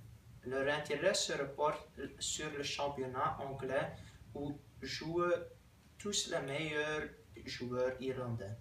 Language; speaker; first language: French; non-native, learner; Dutch